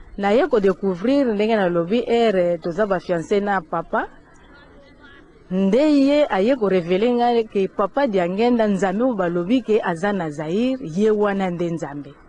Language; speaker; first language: Lingala; non-native, local second language; Kituba (Democratic Republic of Congo)